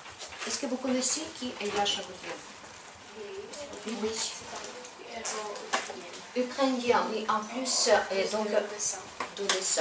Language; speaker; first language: French; non-native, fluent; Ukrainian